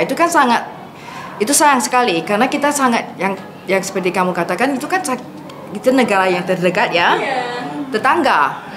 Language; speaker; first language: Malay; non-native, fluent; English